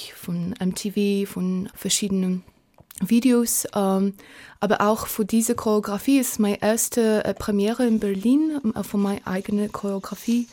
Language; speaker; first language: German; non-native, learner; Polish